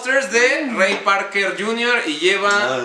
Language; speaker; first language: Spanish; native; Spanish